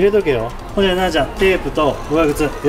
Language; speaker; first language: Japanese; native; Japanese